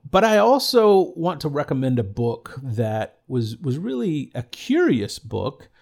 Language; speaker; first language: English; native; English